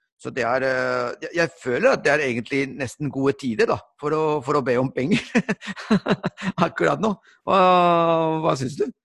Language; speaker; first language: Norwegian; non-native, fluent; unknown